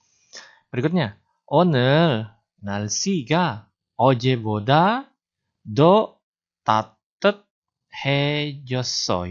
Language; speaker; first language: Korean; non-native, fluent; Indonesian